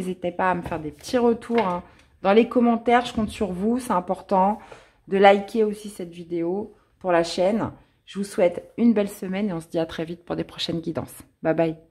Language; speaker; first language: French; native; French